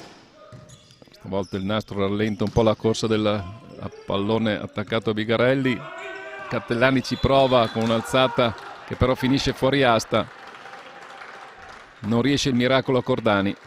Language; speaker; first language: Italian; native; Italian